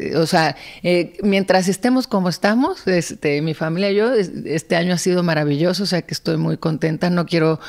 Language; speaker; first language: Spanish; native; Spanish